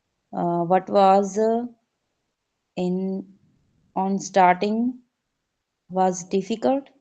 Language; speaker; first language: English; non-native, local second language; Hindi